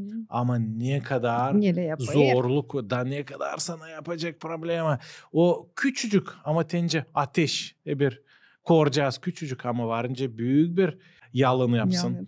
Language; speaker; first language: Turkish; non-native, local second language; Gagauz